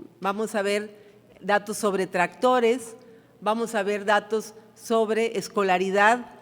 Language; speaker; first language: Spanish; native; Spanish